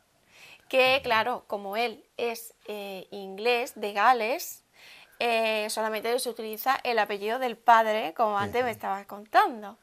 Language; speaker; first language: Spanish; native; Spanish